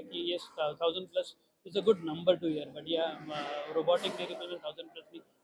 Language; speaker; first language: English; non-native, local second language; Marathi